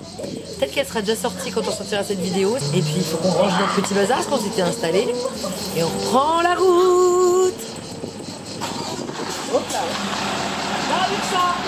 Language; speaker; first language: French; native; French